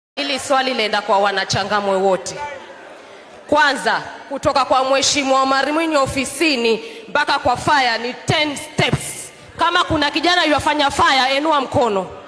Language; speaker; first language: Swahili; native; Swahili